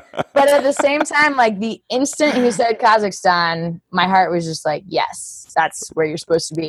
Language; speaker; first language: English; native; English